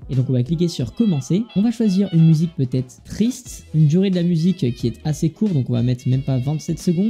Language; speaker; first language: French; native; French